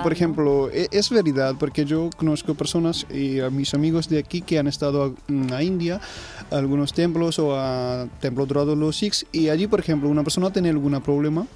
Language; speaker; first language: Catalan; non-native, learner; Punjabi